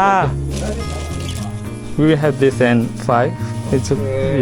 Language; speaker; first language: English; non-native, learner; Korean